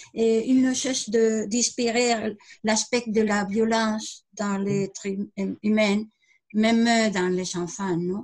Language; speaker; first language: French; non-native, learner; Spanish